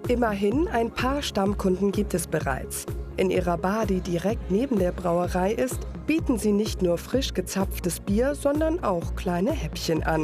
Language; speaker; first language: German; native; German